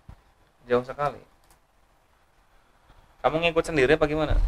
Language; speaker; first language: Indonesian; native; Indonesian